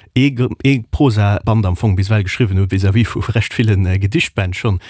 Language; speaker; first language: German; non-native, local second language; Luxembourgish